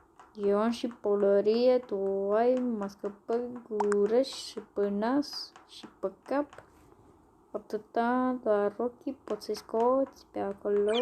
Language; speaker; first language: Romanian; native; Romanian